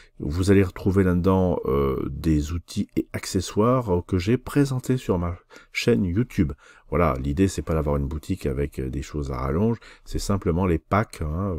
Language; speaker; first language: French; native; French